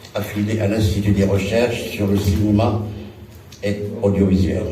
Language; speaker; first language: French; non-native, local second language; Arabic